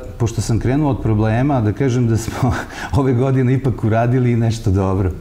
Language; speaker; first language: Serbian; native; Serbian